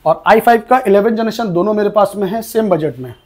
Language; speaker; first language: Hindi; non-native, local second language; Bangla